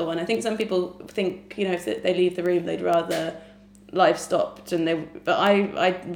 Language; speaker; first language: English; native; English